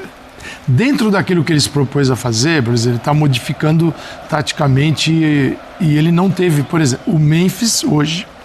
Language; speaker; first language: Portuguese; native; Portuguese